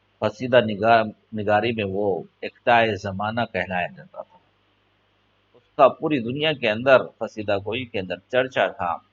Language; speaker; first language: Urdu; native; Urdu